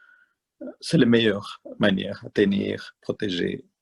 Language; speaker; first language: French; non-native, learner; Malayalam